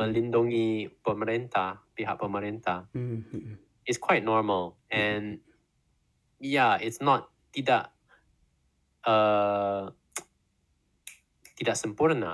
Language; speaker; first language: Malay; non-native, learner; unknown